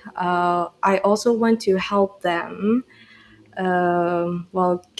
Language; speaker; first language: English; non-native, fluent; Burmese